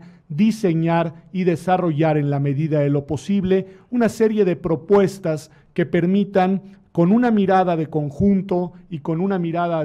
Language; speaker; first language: Spanish; native; Spanish